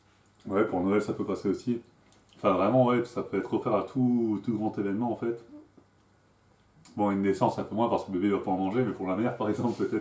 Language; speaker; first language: French; native; French